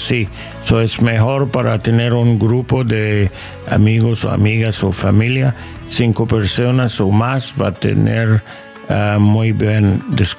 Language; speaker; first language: Spanish; non-native, fluent; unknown